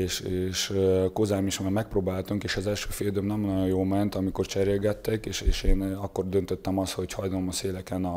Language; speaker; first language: Hungarian; non-native, fluent; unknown